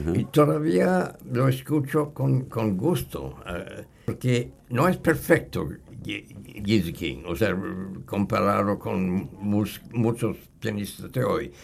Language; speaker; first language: Spanish; non-native, fluent; English